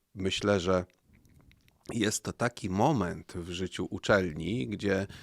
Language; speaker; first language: Polish; native; Polish